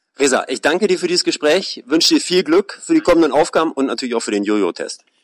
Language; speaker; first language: German; native; German